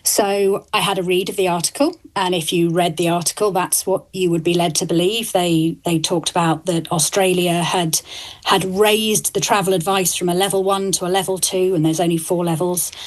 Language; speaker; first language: English; native; English